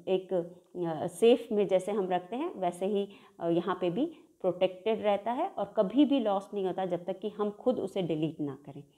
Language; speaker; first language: Hindi; native; Hindi